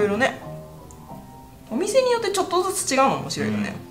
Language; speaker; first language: Japanese; native; Japanese